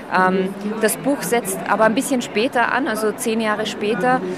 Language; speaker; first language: German; early bilingual, other home language; Slovak